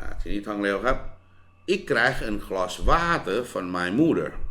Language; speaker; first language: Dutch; non-native, fluent; Thai